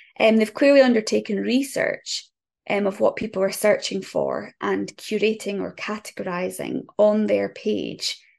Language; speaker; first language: English; native; English